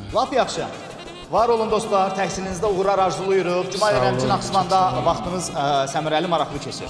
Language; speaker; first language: Azerbaijani; native; Azerbaijani